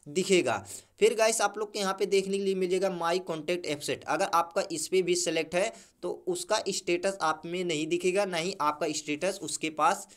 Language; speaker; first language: Hindi; native; Hindi